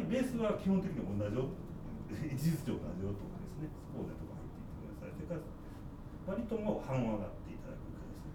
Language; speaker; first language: Japanese; native; Japanese